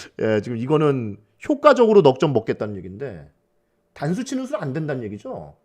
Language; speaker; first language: Korean; native; Korean